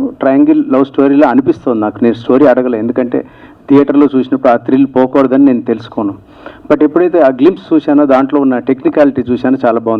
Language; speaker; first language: Telugu; native; Telugu